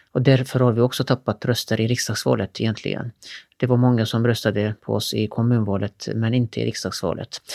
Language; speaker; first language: Swedish; non-native, fluent; Turkish